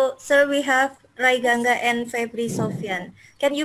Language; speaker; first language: English; non-native, fluent; Indonesian